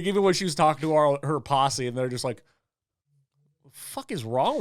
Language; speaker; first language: English; native; English